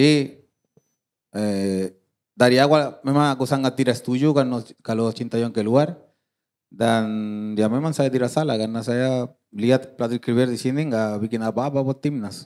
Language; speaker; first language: Indonesian; non-native, fluent; Spanish